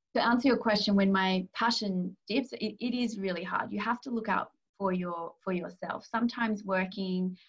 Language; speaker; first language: English; native; English